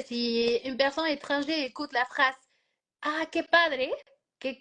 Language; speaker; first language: French; non-native, learner; Spanish